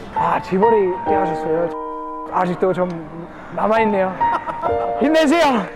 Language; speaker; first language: Korean; non-native, fluent; German